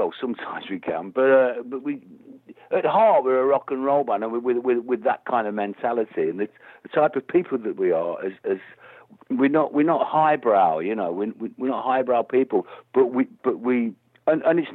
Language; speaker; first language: English; native; English